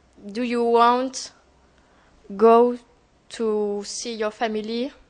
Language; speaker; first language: English; non-native, learner; French